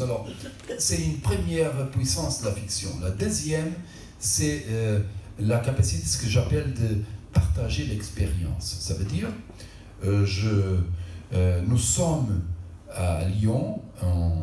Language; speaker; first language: French; non-native, local second language; Portuguese